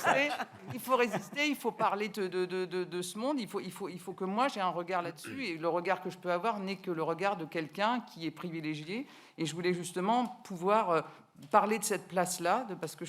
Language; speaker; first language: French; native; French